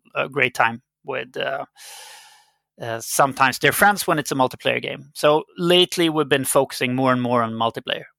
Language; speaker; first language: English; non-native, fluent; Swedish